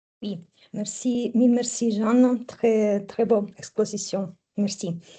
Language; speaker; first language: French; non-native, fluent; Italian